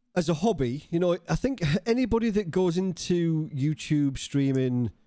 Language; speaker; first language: English; native; English